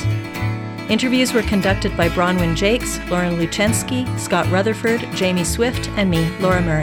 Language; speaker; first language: English; native; English